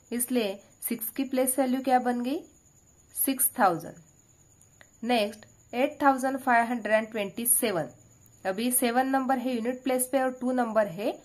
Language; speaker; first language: Hindi; non-native, local second language; Marathi